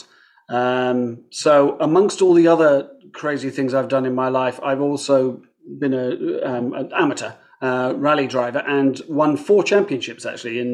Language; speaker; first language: English; native; English